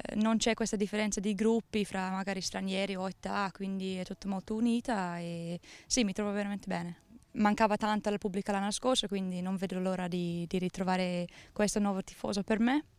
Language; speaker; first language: Italian; non-native, fluent; English